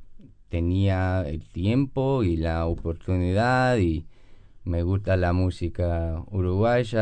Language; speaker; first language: Spanish; non-native, learner; English